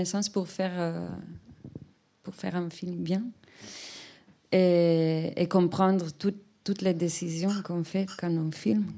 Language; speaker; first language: French; non-native, fluent; Spanish